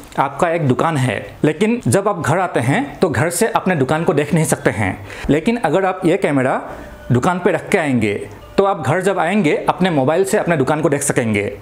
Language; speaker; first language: Hindi; non-native, local second language; Assamese